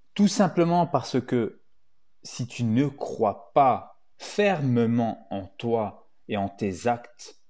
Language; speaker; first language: French; early bilingual, other home language; Italian